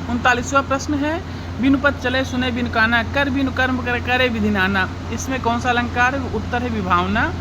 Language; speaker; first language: Hindi; native; Hindi